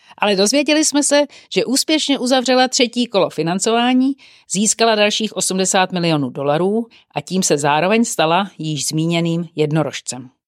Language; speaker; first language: Czech; native; Czech